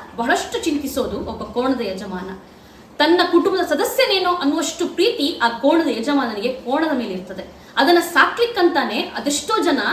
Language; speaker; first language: Kannada; non-native, local second language; Tulu